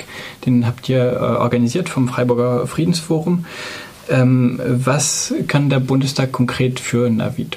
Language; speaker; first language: German; native; German